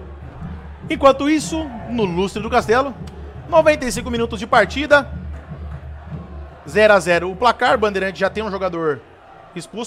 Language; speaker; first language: Portuguese; native; Portuguese